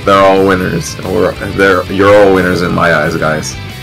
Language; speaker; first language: English; non-native, local second language; Spanish